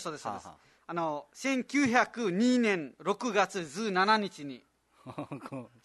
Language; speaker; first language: Japanese; non-native, fluent; Nepali